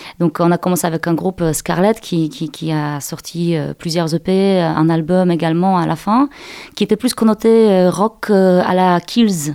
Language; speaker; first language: French; non-native, fluent; Polish